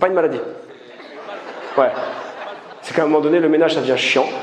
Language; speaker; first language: French; native; French